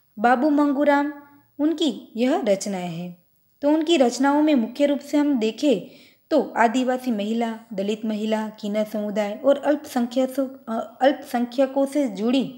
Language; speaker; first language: Hindi; non-native, local second language; Gujarati